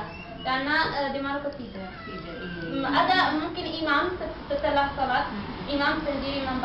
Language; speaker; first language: Indonesian; non-native, learner; Arabic